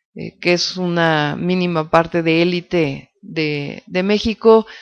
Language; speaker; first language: Spanish; native; Spanish